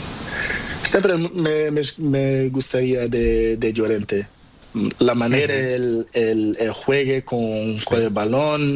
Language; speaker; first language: Spanish; non-native, learner; Portuguese